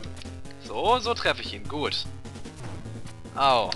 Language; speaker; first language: German; native; German